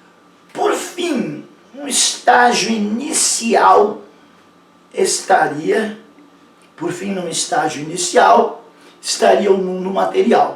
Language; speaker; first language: Portuguese; native; Portuguese